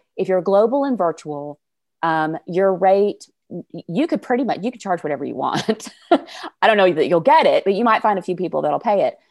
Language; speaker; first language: English; native; English